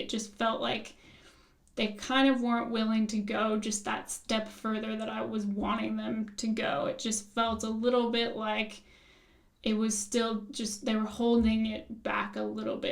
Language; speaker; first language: English; native; English